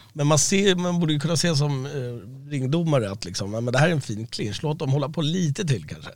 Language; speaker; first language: Swedish; native; Swedish